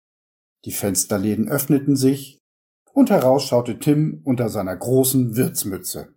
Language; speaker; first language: German; native; German